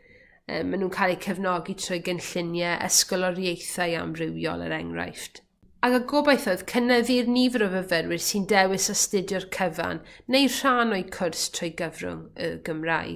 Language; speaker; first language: Welsh; native; Welsh